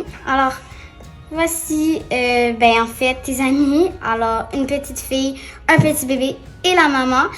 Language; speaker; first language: French; native; French